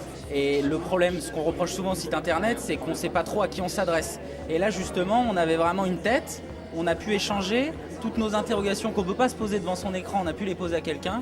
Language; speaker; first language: French; native; French